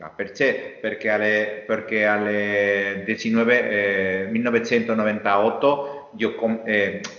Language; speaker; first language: Italian; non-native, learner; Spanish